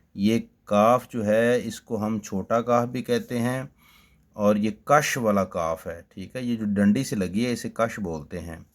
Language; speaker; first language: Urdu; native; Urdu